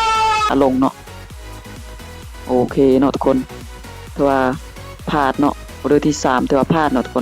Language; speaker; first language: Thai; non-native, local second language; Lao